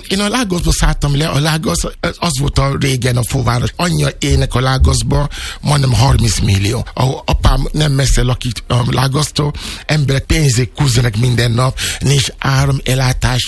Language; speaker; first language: Hungarian; non-native, fluent; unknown